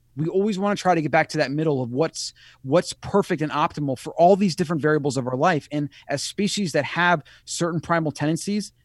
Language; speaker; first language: English; native; English